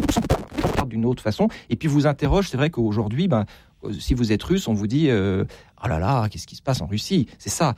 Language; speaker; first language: French; native; French